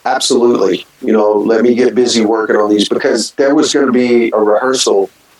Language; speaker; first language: English; native; English